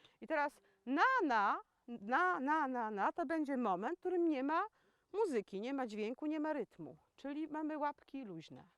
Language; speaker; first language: Polish; native; Polish